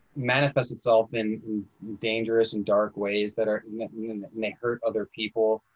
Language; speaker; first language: English; native; English